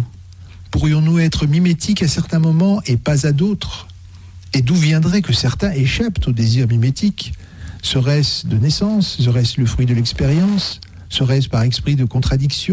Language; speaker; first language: French; native; French